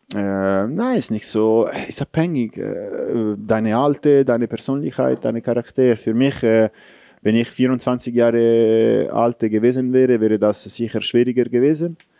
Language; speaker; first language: German; non-native, fluent; Italian